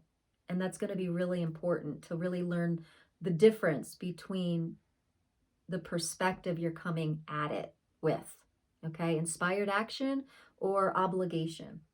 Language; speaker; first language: English; native; English